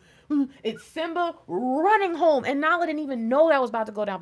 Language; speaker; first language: English; native; English